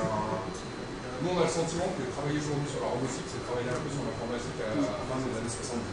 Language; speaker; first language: French; native; French